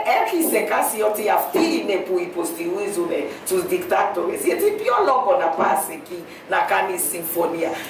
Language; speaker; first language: Greek; non-native, fluent; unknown